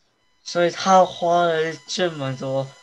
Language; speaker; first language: Chinese; early bilingual, heritage; Chinese